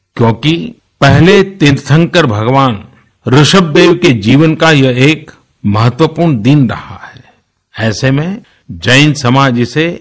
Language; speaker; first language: Hindi; non-native, local second language; Gujarati